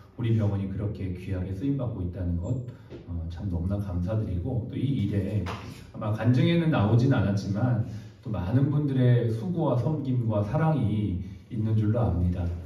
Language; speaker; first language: Korean; native; Korean